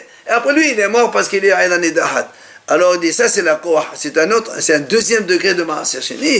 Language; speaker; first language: French; native; French